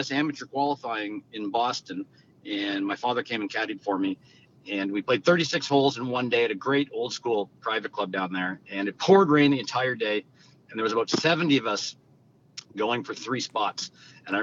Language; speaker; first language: English; native; English